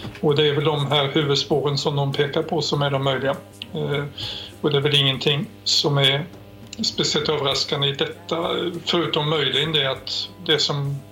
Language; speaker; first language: Swedish; native; Swedish